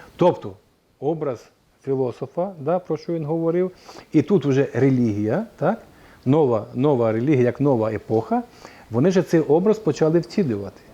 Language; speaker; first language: Ukrainian; native; Ukrainian